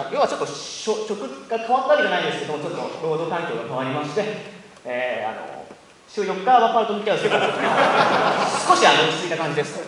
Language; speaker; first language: Japanese; native; Japanese